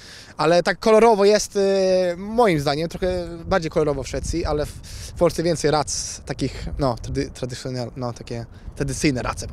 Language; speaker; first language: Polish; native; Polish